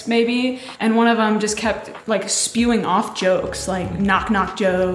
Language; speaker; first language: English; native; English